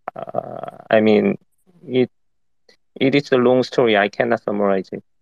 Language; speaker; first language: English; non-native, fluent; Korean